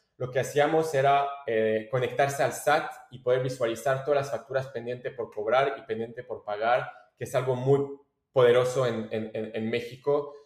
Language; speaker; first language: Spanish; non-native, fluent; French